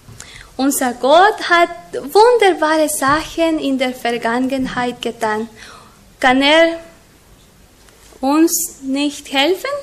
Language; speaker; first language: German; non-native, learner; Spanish